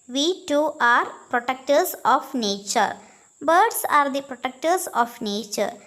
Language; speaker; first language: English; non-native, local second language; Malayalam